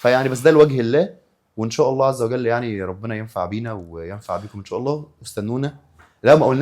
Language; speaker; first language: Arabic; native; Arabic